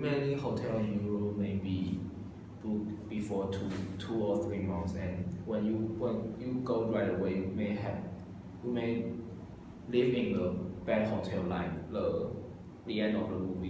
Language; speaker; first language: English; non-native, learner; Chinese